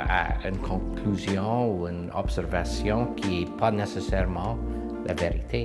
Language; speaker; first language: French; non-native, local second language; English